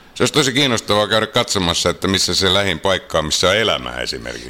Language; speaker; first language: Finnish; native; Finnish